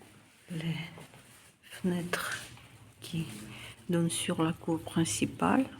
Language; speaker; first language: French; non-native, fluent; Russian